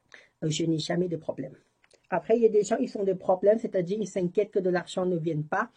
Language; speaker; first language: French; non-native, learner; Thai